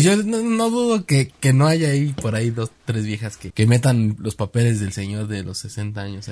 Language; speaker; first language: Spanish; native; Spanish